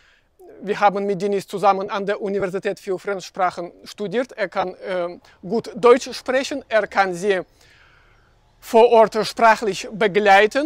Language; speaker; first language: German; non-native, fluent; Russian